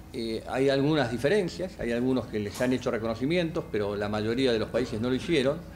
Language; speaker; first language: Spanish; native; Spanish